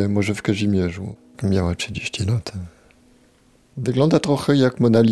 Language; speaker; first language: Polish; non-native, fluent; French